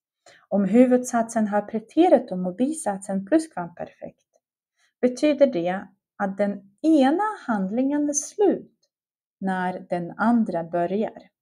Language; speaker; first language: Swedish; non-native, fluent; Russian